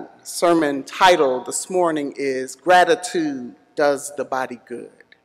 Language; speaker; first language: English; native; English